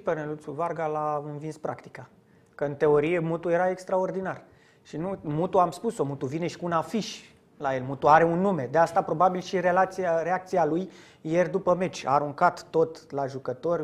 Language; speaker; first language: Romanian; native; Romanian